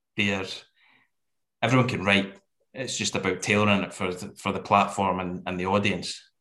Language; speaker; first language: English; native; English